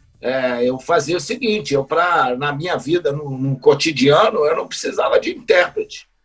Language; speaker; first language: Portuguese; native; Portuguese